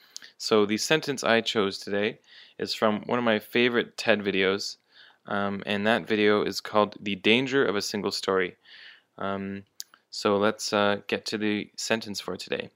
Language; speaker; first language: English; native; English